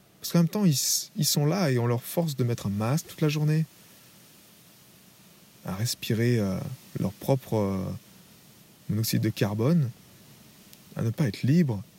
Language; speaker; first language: French; native; French